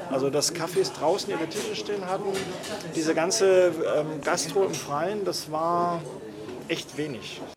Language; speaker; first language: German; native; German